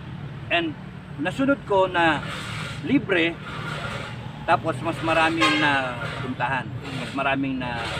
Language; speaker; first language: Filipino; native; Filipino